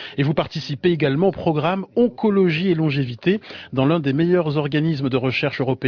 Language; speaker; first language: French; native; French